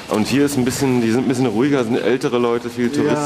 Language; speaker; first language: German; native; German